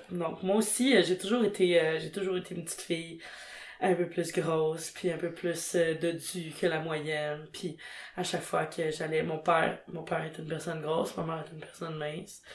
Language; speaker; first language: French; native; French